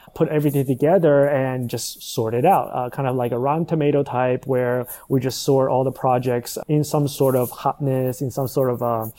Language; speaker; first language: English; non-native, fluent; Chinese